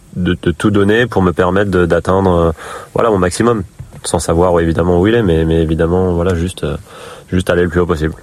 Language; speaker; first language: French; native; French